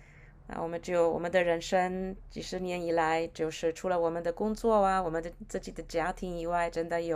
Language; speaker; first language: Chinese; non-native, fluent; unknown